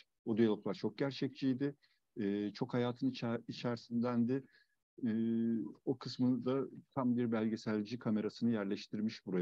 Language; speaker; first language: Turkish; native; Turkish